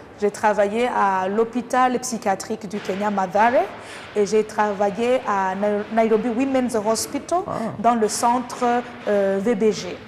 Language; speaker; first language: French; non-native, local second language; Kinyarwanda